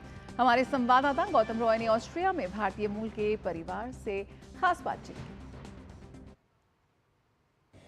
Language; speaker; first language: Hindi; native; Hindi